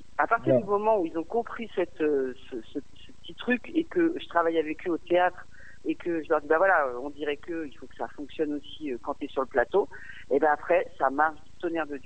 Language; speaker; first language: French; native; French